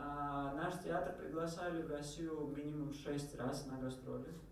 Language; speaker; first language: Czech; non-native, learner; Georgian